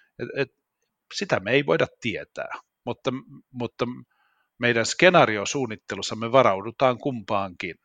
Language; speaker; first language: Finnish; non-native, local second language; Swedish